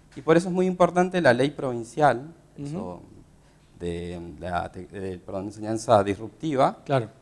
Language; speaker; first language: Spanish; native; Spanish